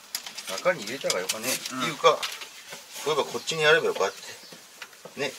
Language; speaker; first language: Japanese; native; Japanese